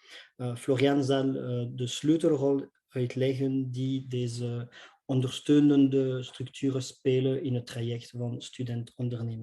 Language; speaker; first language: Dutch; non-native, local second language; French